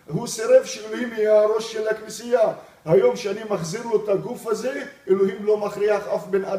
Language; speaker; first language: Hebrew; non-native, local second language; Arabic